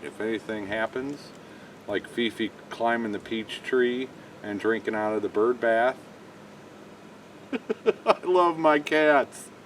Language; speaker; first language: English; native; English